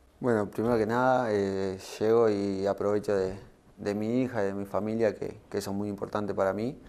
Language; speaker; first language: Spanish; native; Spanish